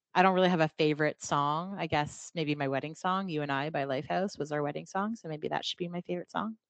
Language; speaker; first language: English; native; English